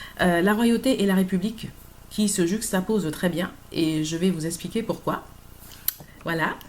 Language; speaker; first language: French; native; French